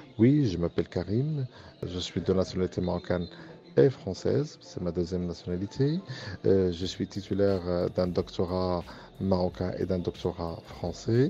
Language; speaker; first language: French; non-native, local second language; Arabic